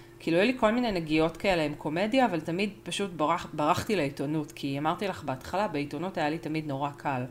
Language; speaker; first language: Hebrew; early bilingual, other home language; Spanish